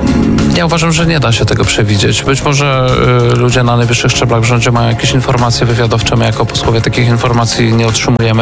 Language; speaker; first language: Polish; native; Polish